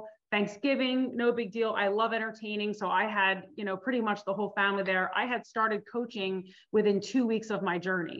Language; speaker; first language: English; native; English